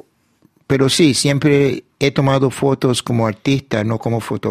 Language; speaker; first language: Spanish; early bilingual, heritage; Spanish